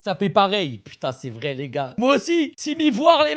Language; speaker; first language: French; native; French